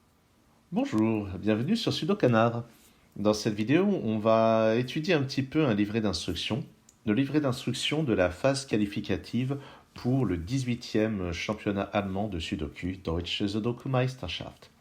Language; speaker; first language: French; native; French